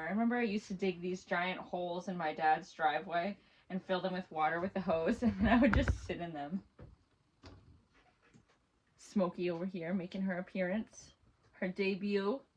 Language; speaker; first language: English; native; English